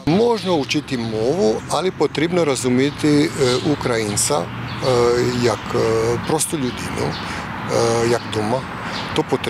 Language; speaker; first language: Ukrainian; non-native, learner; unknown